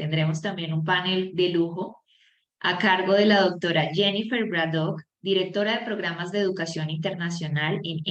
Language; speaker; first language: Spanish; native; Spanish